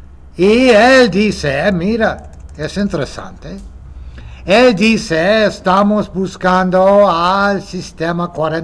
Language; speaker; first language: Spanish; non-native, fluent; English